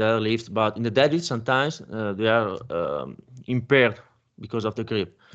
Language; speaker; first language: English; non-native, fluent; Italian